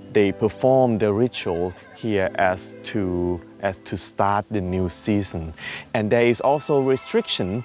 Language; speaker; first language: English; non-native, fluent; Thai